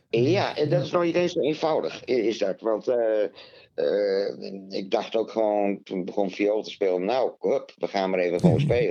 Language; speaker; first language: Dutch; native; Dutch